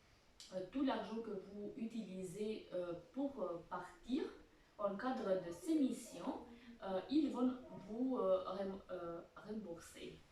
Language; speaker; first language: French; non-native, fluent; Albanian